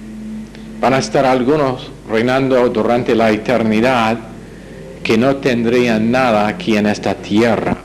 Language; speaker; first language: Spanish; non-native, fluent; English